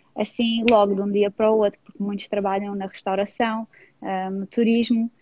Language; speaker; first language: Portuguese; non-native, fluent; English